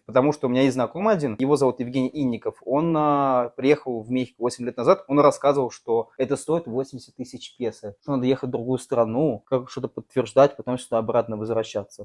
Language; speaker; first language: Russian; native; Russian